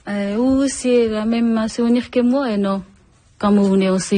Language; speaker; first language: French; non-native, learner; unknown